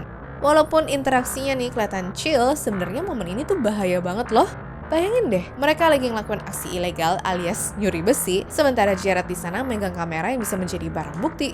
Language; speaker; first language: Indonesian; native; Indonesian